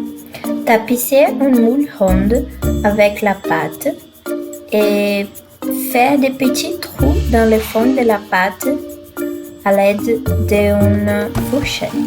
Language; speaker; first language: French; non-native, learner; Portuguese